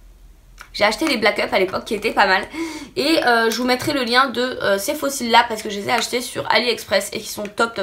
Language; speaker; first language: French; native; French